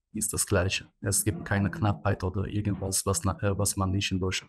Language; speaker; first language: German; non-native, fluent; Albanian